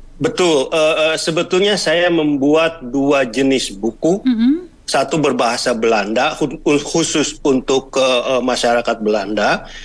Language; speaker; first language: Indonesian; native; Indonesian